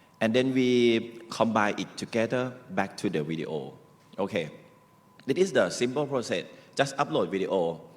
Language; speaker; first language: English; non-native, learner; Thai